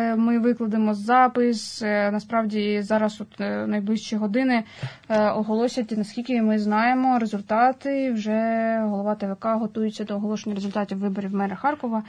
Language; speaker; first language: Ukrainian; native; Ukrainian